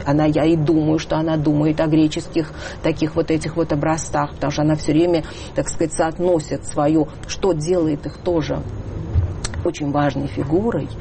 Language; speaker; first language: Russian; native; Russian